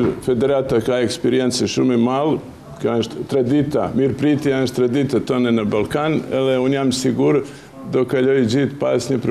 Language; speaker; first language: Albanian; non-native, fluent; Serbian